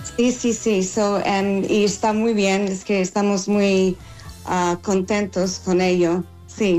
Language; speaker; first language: Spanish; non-native, fluent; English